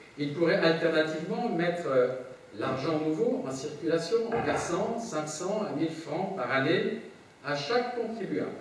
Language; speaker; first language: French; native; French